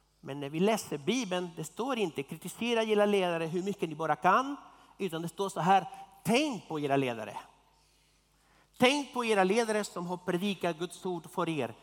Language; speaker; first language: Swedish; non-native, fluent; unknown